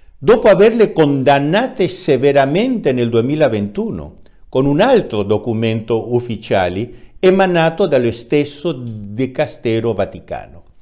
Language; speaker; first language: Italian; non-native, fluent; Spanish